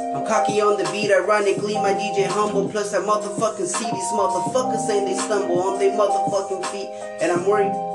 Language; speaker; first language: English; non-native, fluent; Spanish